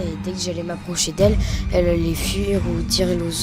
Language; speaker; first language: French; native; French